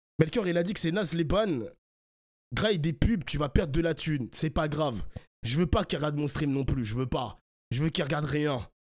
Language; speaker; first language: French; early bilingual, other home language; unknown